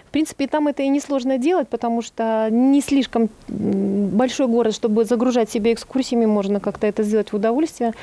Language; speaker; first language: Russian; native; Russian